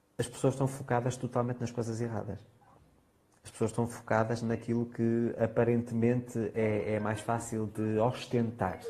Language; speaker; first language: Portuguese; native; Portuguese